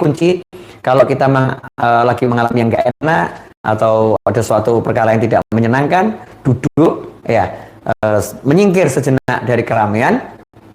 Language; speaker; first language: Indonesian; native; Indonesian